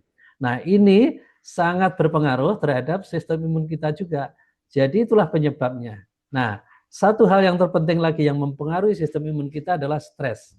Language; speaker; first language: Indonesian; native; Indonesian